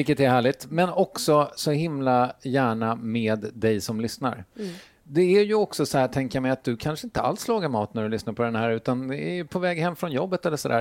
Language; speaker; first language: Swedish; native; Swedish